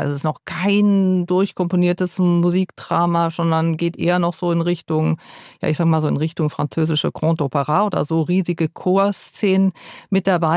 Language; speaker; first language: German; native; German